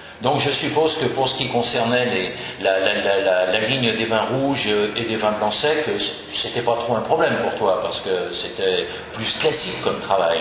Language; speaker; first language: French; native; French